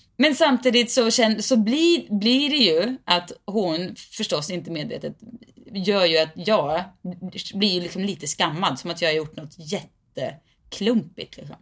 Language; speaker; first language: Swedish; native; Swedish